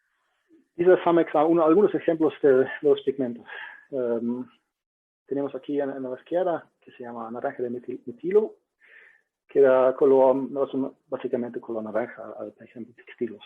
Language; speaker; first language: Spanish; non-native, learner; German